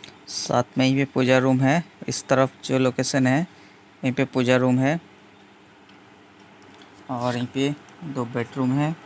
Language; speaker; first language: Hindi; non-native, local second language; Bangla